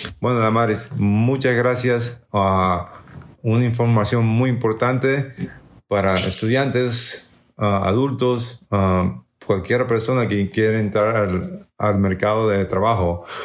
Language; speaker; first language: Spanish; early bilingual, heritage; Spanish